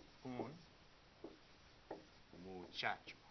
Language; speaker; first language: Spanish; non-native, learner; English